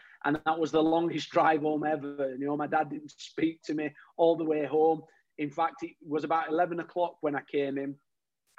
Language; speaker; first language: English; native; English